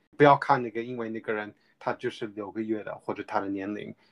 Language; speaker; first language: Chinese; non-native, fluent; English